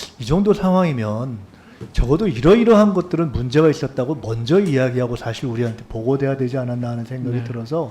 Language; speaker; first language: Korean; native; Korean